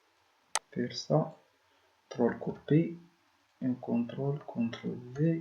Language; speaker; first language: French; non-native, learner; Arabic